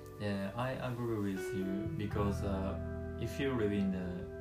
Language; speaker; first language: English; non-native, learner; Japanese